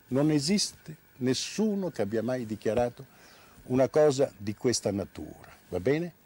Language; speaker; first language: Italian; native; Italian